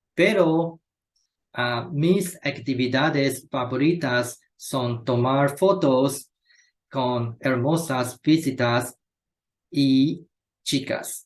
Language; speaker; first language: Spanish; non-native, learner; Chinese